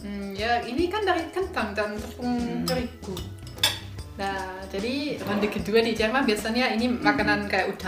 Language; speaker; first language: Indonesian; non-native, fluent; German